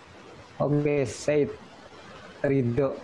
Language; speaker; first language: English; non-native, learner; Indonesian